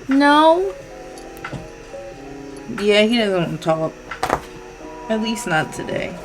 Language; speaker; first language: English; native; English